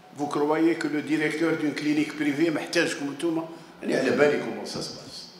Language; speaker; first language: French; non-native, local second language; Arabic